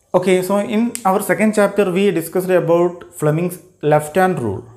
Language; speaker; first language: English; non-native, local second language; Malayalam